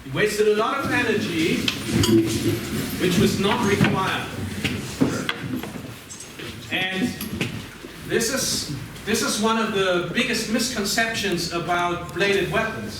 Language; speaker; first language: English; non-native, fluent; German